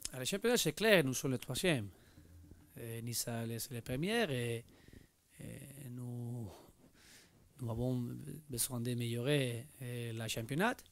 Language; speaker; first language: French; non-native, learner; Spanish